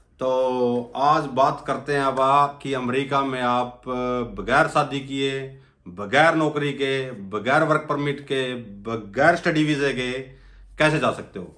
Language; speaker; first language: Hindi; native; Hindi